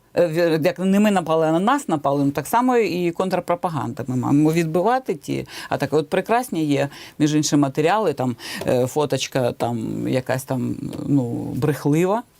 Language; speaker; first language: Ukrainian; native; Ukrainian